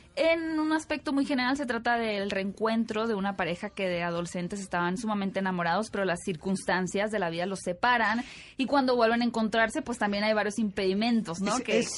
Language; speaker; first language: Spanish; native; Spanish